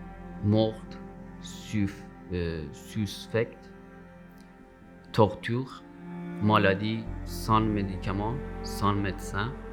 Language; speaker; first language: French; non-native, learner; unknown